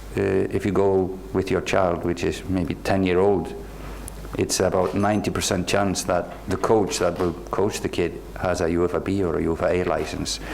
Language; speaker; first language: English; non-native, fluent; Icelandic